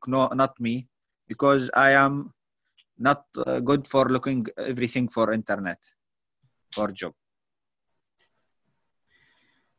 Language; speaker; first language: English; non-native, learner; Arabic